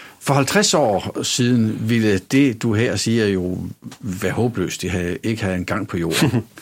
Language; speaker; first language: Danish; native; Danish